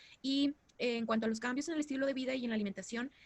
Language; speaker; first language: Spanish; native; Spanish